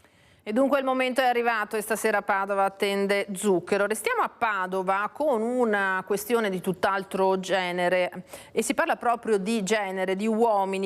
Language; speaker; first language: Italian; native; Italian